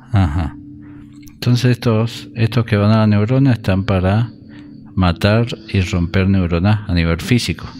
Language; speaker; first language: Spanish; native; Spanish